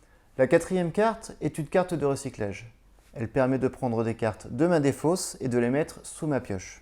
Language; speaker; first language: French; native; French